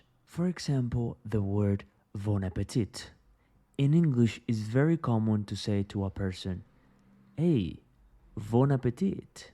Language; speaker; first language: English; non-native, fluent; Spanish